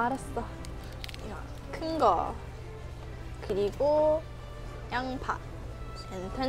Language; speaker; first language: Korean; non-native, learner; English